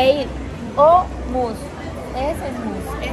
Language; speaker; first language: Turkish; non-native, learner; Spanish